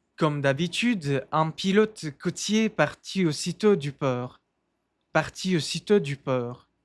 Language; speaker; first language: French; non-native, learner; Portuguese